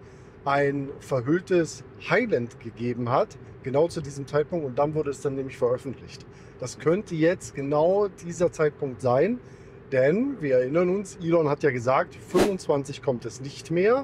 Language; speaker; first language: German; native; German